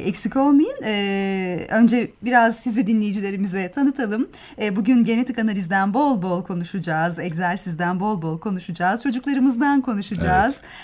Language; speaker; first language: Turkish; native; Turkish